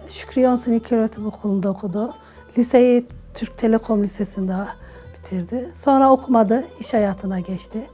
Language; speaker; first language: Turkish; native; Turkish